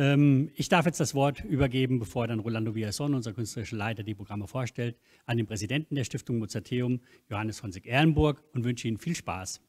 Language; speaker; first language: German; native; German